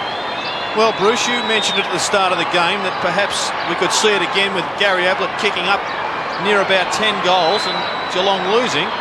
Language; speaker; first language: English; native; English